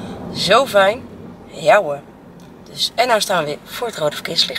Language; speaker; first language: Dutch; native; Dutch